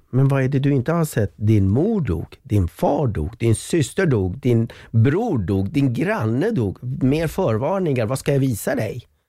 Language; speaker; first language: Swedish; non-native, fluent; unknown